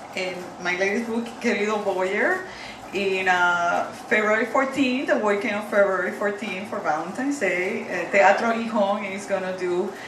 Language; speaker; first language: English; non-native, fluent; Spanish